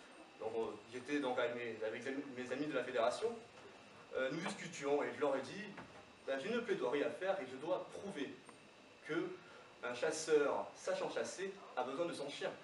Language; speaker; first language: French; native; French